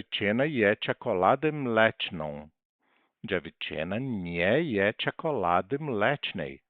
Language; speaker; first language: Polish; non-native, learner; Portuguese